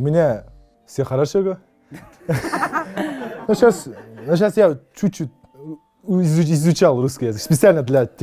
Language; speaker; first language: Russian; non-native, learner; Kazakh